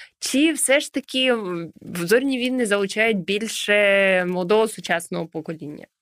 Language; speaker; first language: Ukrainian; native; Ukrainian